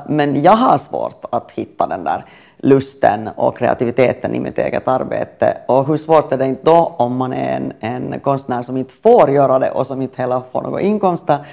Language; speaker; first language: Swedish; native; Swedish